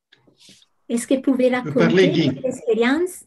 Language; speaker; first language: French; non-native, learner; Italian